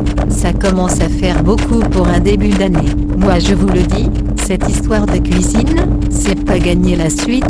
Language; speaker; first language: French; native; French